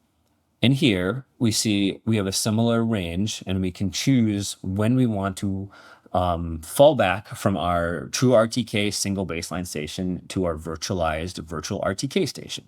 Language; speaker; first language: English; native; English